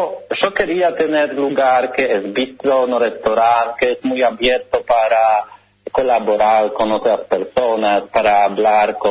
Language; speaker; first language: Spanish; non-native, learner; Polish